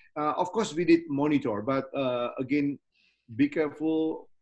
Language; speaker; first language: English; non-native, fluent; Indonesian